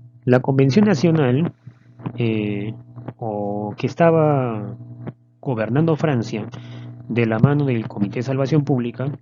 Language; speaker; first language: Spanish; native; Spanish